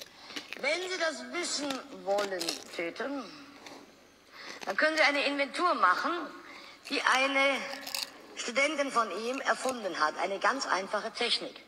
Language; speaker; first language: German; native; German